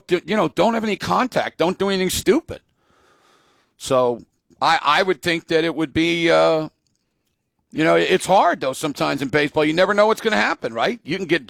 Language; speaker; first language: English; native; English